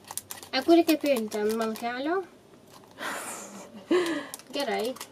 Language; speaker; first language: Lithuanian; early bilingual, heritage; Lithuanian